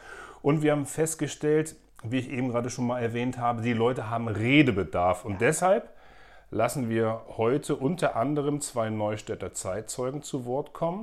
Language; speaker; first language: German; native; German